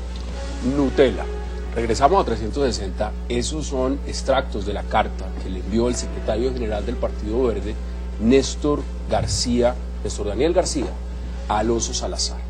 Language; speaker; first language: Spanish; native; Spanish